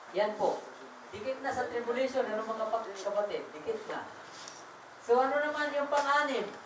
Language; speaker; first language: Filipino; non-native, local second language; Waray